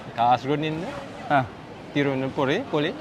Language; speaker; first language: Malayalam; non-native, learner; Chinese